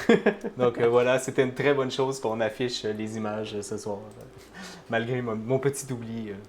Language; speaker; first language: French; native; French